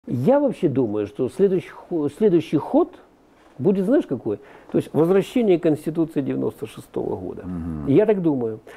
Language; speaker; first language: Russian; native; Russian